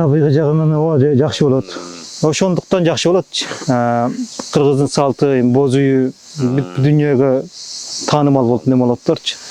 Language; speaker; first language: Kyrgyz; early bilingual, heritage; Kyrgyz